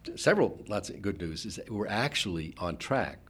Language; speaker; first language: English; native; English